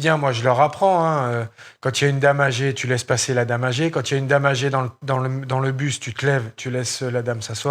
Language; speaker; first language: French; native; French